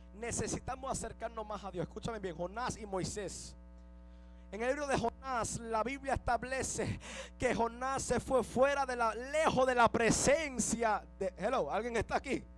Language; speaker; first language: Spanish; early bilingual, heritage; Spanish